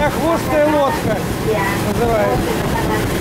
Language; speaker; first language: Russian; native; Russian